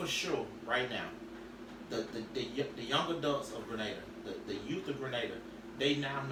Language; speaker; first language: English; native; English